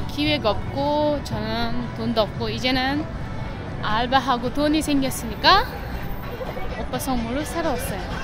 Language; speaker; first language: Korean; non-native, fluent; Uzbek